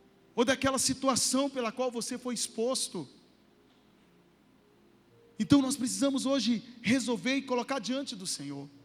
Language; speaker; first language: Portuguese; native; Portuguese